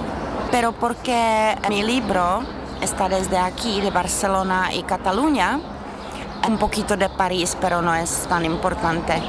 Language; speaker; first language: Spanish; non-native, learner; Czech